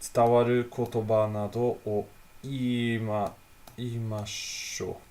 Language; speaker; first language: Japanese; non-native, learner; Italian